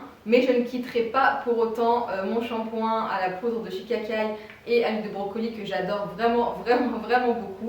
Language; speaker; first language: French; native; French